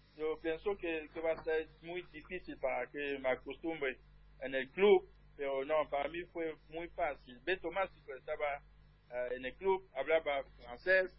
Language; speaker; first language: Spanish; non-native, learner; French